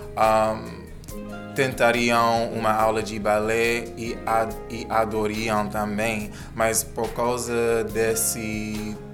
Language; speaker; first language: Portuguese; non-native, fluent; English